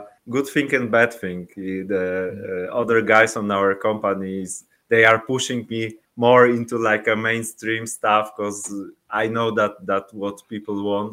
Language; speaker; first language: English; non-native, learner; Polish